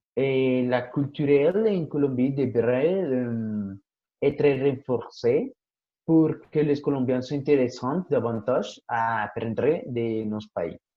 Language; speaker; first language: French; non-native, learner; Spanish